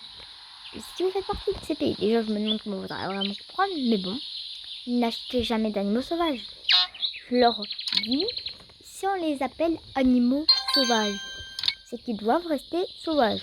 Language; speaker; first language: French; native; French